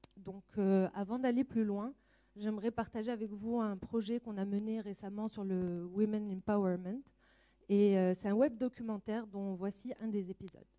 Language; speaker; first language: French; non-native, local second language; Arabic